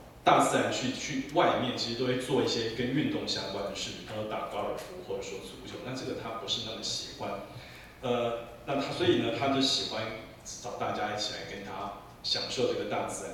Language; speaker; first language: Chinese; native; Chinese